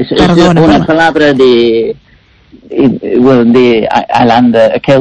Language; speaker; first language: Spanish; non-native, learner; English